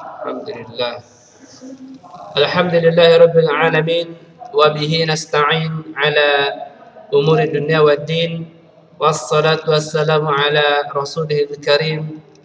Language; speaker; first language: Arabic; non-native, fluent; Indonesian